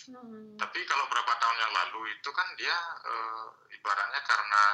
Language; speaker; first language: Indonesian; native; Indonesian